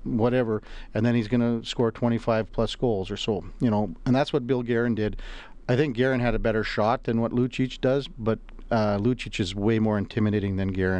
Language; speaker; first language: English; native; English